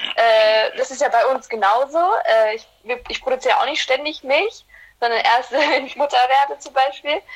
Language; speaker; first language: German; early bilingual, other home language; Turkish